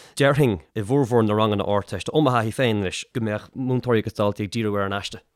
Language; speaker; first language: Irish; native; Irish